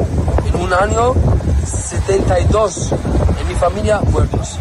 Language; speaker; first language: Spanish; non-native, learner; Arabic